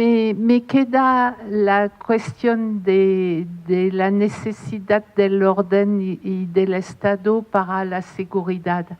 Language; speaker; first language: Spanish; non-native, fluent; French